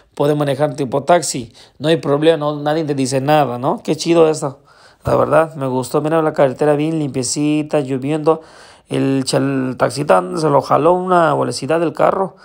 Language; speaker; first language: Spanish; non-native, learner; Urdu